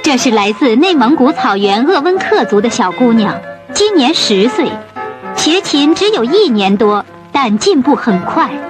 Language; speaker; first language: Chinese; native; Chinese